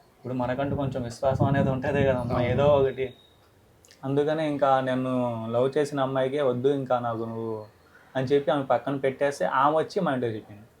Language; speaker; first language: Telugu; native; Telugu